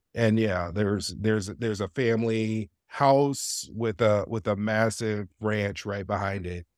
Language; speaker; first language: English; native; English